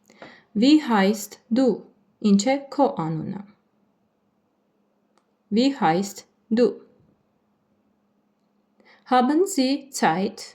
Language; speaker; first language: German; non-native, fluent; Armenian